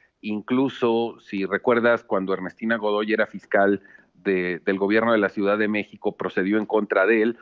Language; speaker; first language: Spanish; native; Spanish